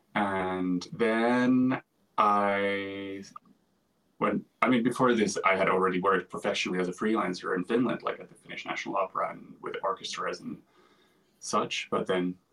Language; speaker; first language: English; non-native, fluent; Finnish